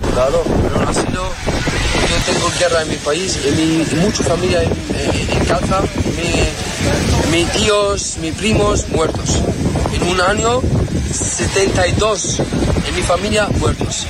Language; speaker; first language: Spanish; non-native, learner; Arabic